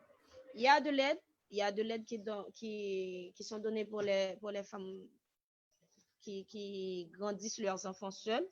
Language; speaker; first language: French; non-native, local second language; Haitian Creole